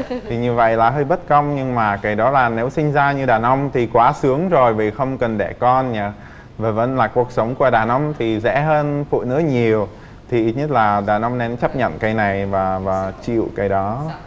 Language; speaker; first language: Vietnamese; non-native, fluent; Czech